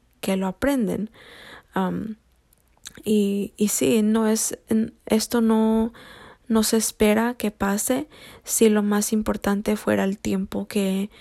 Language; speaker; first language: Spanish; early bilingual, heritage; Spanish